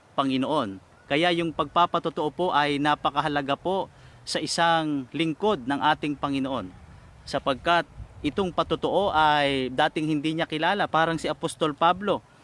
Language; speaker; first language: Filipino; non-native, local second language; Iloko